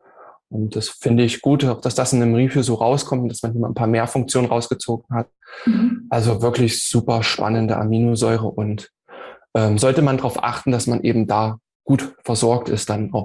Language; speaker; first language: German; native; German